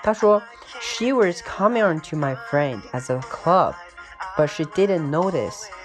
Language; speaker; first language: English; non-native, fluent; Chinese